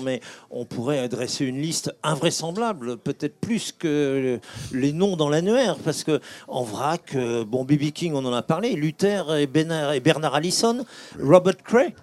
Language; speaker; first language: French; native; French